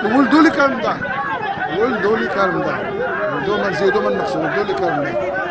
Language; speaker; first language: Arabic; native; Arabic